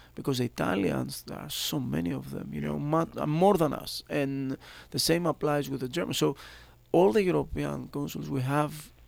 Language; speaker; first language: English; non-native, fluent; Greek